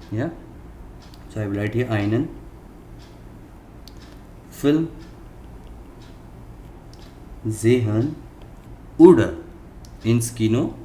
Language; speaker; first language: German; non-native, fluent; Hindi